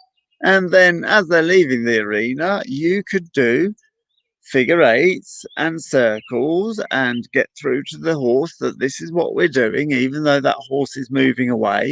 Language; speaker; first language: English; native; English